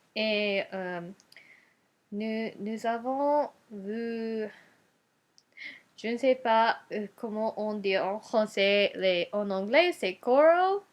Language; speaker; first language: French; non-native, learner; Japanese